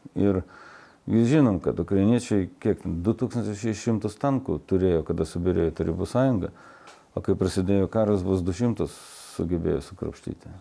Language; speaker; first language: Lithuanian; non-native, local second language; Russian